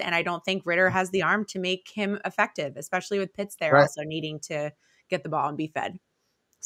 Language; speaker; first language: English; native; English